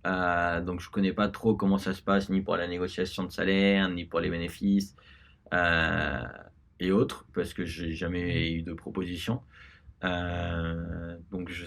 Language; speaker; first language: French; early bilingual, other home language; Spanish